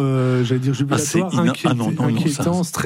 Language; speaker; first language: French; native; French